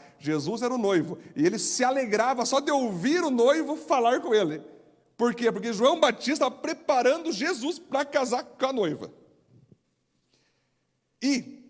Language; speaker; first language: Portuguese; native; Portuguese